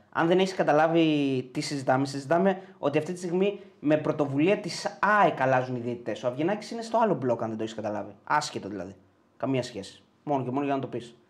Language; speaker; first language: Greek; native; Greek